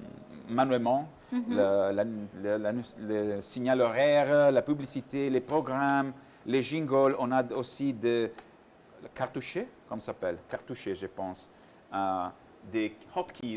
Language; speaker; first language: French; non-native, learner; Italian